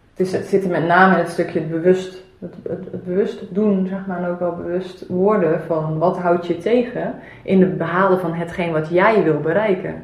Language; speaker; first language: Dutch; early bilingual, other home language; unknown